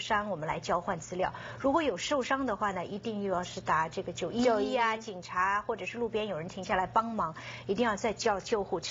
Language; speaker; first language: Chinese; native; Chinese